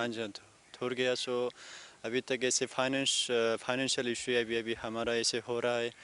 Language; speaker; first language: Hindi; non-native, learner; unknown